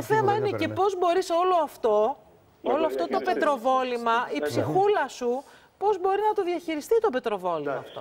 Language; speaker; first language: Greek; native; Greek